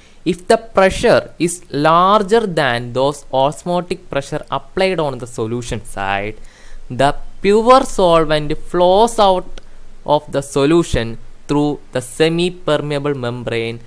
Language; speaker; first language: English; non-native, local second language; Malayalam